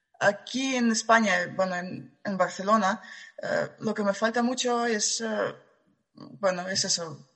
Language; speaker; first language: Spanish; non-native, fluent; Russian